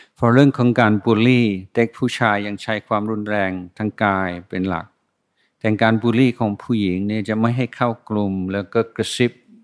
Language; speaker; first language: Thai; non-native, fluent; English